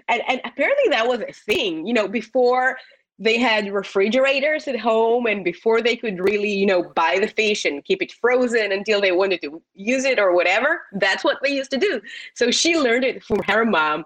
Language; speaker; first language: English; non-native, fluent; Hebrew